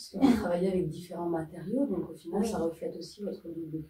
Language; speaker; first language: French; native; French